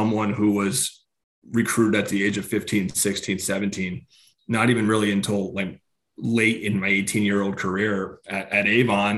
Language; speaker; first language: English; native; English